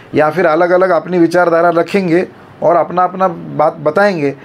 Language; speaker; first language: Hindi; non-native, local second language; Marathi